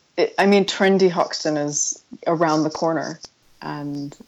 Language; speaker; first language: English; native; English